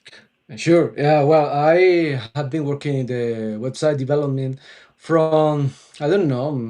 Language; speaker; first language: English; non-native, local second language; Spanish